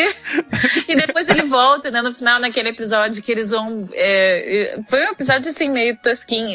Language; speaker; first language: Portuguese; native; Portuguese